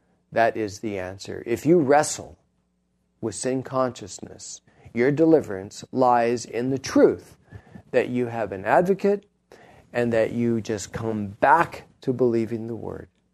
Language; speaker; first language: English; native; English